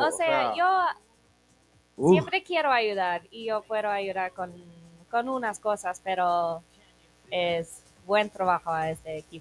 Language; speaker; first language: Spanish; non-native, learner; English